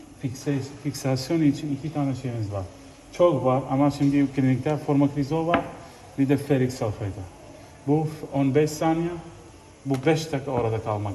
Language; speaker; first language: Turkish; non-native, fluent; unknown